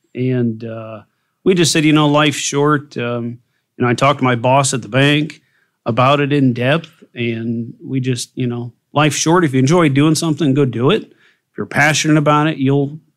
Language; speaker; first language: English; native; English